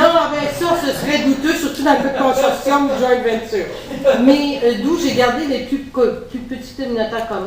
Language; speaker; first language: French; native; French